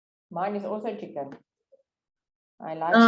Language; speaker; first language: English; non-native, fluent; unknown